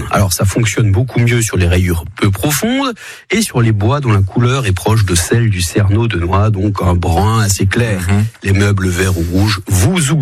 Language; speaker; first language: French; native; French